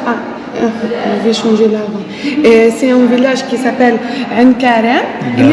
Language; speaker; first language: French; non-native, fluent; Arabic